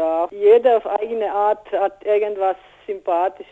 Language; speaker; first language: German; non-native, learner; Bosnian